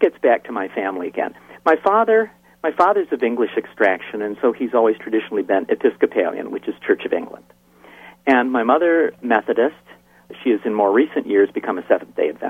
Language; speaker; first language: English; native; English